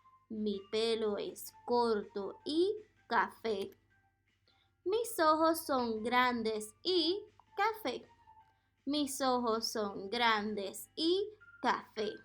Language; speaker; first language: Spanish; non-native, fluent; English